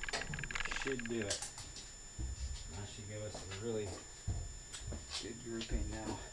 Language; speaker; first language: English; native; English